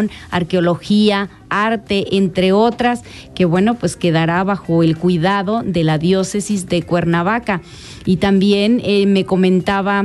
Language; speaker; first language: Spanish; native; Spanish